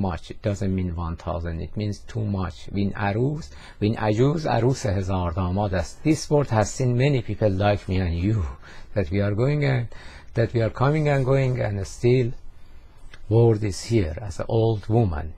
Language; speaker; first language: English; non-native, fluent; Persian